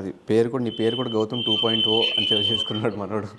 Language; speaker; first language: Telugu; native; Telugu